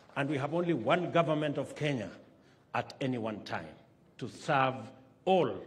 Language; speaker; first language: English; non-native, local second language; Kalenjin